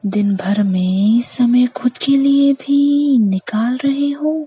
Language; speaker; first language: Hindi; native; Hindi